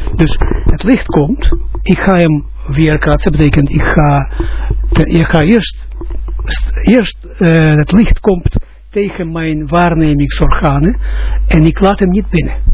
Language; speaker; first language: Dutch; non-native, fluent; Russian